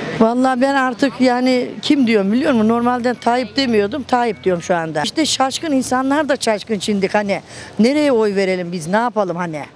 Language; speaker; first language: Turkish; native; Turkish